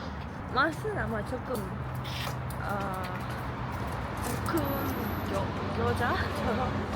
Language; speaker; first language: Korean; non-native, learner; Russian